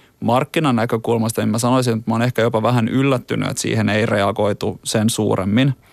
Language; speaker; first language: Finnish; native; Finnish